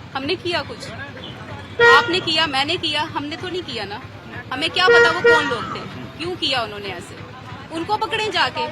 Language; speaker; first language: Urdu; native; Urdu